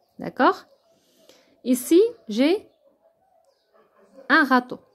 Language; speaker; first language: French; native; French